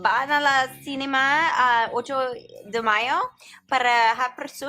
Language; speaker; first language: Spanish; non-native, learner; English